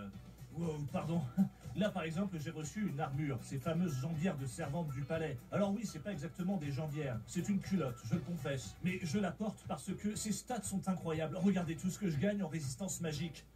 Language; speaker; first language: French; native; French